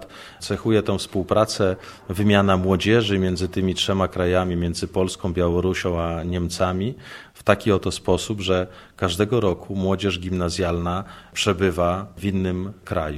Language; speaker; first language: Polish; native; Polish